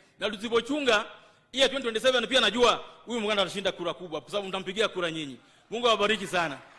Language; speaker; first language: Swahili; non-native, local second language; Luo (Kenya and Tanzania)